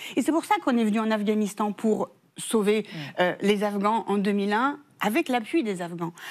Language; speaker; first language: French; early bilingual, other home language; Persian